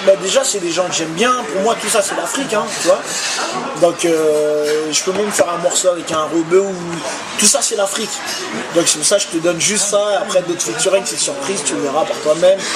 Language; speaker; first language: French; early bilingual, other home language; Lingala